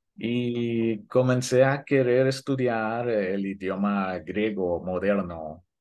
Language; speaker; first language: Spanish; early bilingual, heritage; Spanish